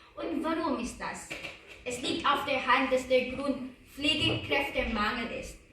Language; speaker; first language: German; non-native, learner; Filipino